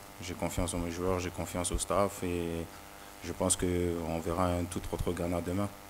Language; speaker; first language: French; early bilingual, heritage; French